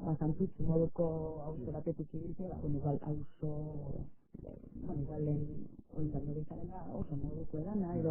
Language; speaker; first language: Basque; native; Basque